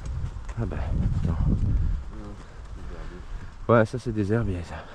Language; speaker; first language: French; native; French